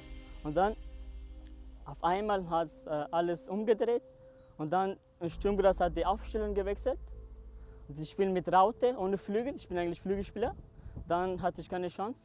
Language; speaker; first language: German; non-native, learner; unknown